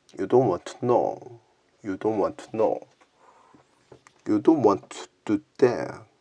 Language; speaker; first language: English; non-native, learner; Korean